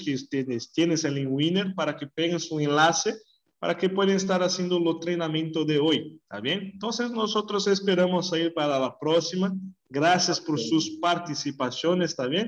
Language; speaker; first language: Spanish; non-native, learner; Portuguese